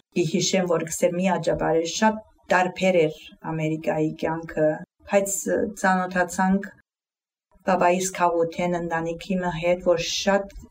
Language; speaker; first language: Armenian; early bilingual, heritage; Armenian